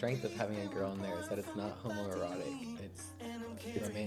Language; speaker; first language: English; native; English